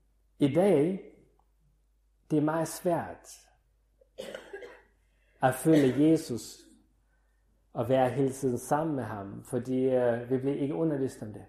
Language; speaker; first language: Danish; non-native, fluent; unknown